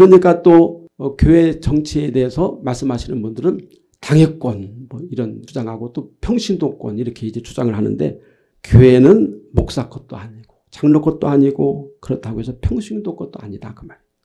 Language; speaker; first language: Korean; native; Korean